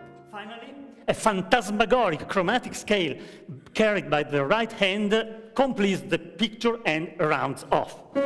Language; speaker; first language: English; non-native, fluent; Italian